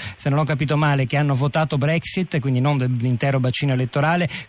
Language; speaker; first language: Italian; native; Italian